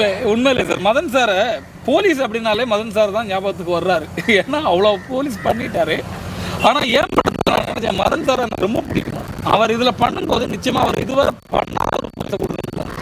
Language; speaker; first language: Tamil; native; Tamil